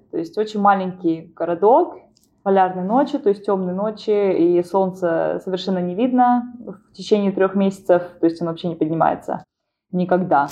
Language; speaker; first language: Russian; native; Russian